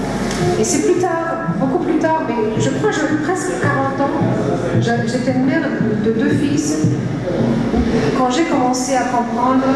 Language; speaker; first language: French; early bilingual, heritage; Greek